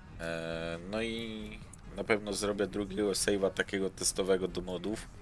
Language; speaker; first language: Polish; native; Polish